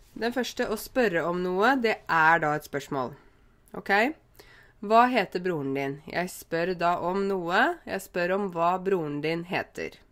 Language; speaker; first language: Norwegian; native; Norwegian